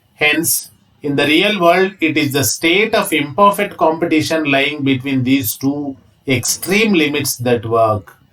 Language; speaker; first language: English; non-native, local second language; Telugu